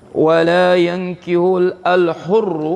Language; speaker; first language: Arabic; non-native, fluent; Malay